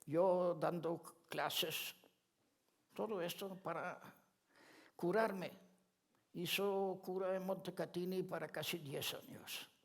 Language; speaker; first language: Spanish; non-native, fluent; Ladino